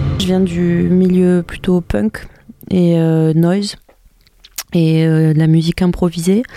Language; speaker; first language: French; early bilingual, other home language; Albanian